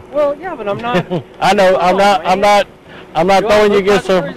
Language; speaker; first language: English; native; English